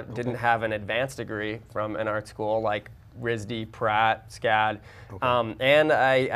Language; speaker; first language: English; native; English